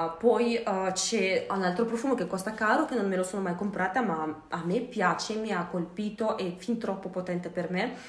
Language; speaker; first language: Italian; non-native, fluent; Russian